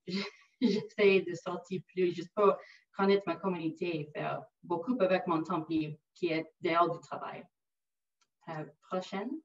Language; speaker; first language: French; non-native, local second language; English